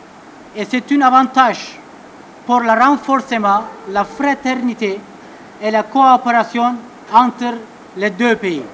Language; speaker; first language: French; non-native, fluent; Turkish